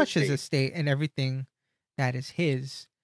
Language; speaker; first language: English; native; English